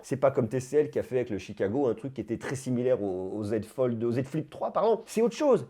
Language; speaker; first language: French; native; French